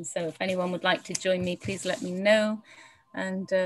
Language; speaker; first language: English; native; English